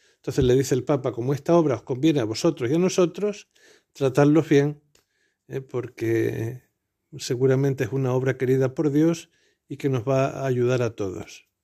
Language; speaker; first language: Spanish; native; Spanish